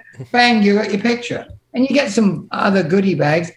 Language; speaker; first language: English; native; English